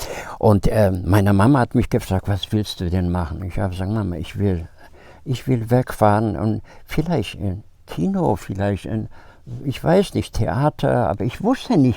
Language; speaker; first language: German; non-native, fluent; Polish